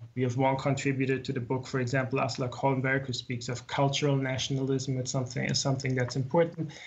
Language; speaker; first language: English; non-native, fluent; German